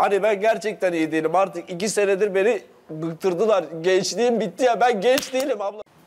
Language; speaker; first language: Turkish; native; Turkish